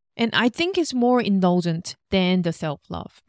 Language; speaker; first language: English; non-native, fluent; Korean